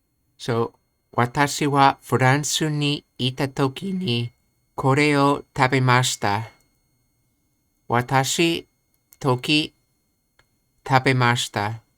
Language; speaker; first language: Japanese; non-native, learner; English